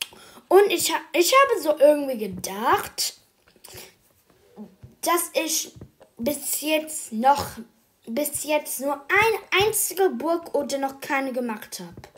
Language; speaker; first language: German; early bilingual, other home language; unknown